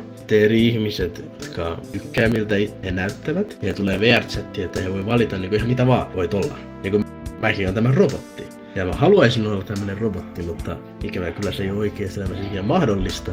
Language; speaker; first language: Finnish; native; Finnish